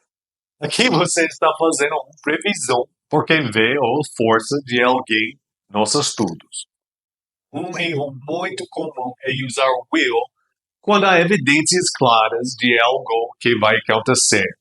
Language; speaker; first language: Portuguese; non-native, fluent; English